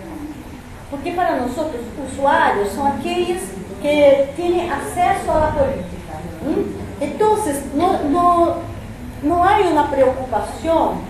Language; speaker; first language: Spanish; non-native, fluent; Portuguese